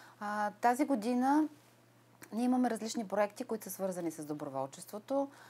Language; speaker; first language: Bulgarian; native; Bulgarian